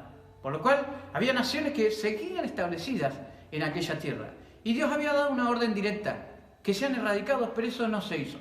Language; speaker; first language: Spanish; native; Spanish